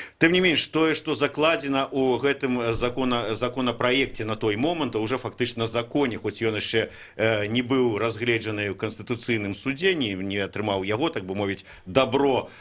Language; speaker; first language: Belarusian; native; Belarusian